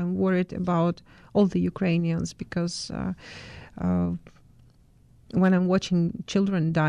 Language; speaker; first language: English; non-native, fluent; Ukrainian